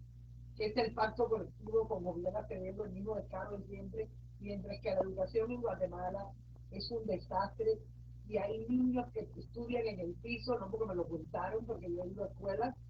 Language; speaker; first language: Spanish; native; Spanish